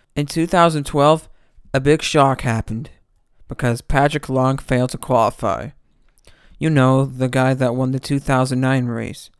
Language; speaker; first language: English; native; English